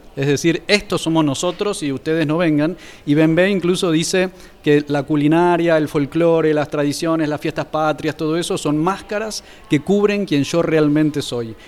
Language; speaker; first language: Spanish; native; Spanish